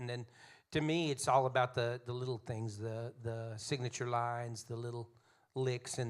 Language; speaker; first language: English; native; English